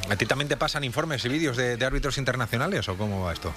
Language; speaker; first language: Spanish; native; Spanish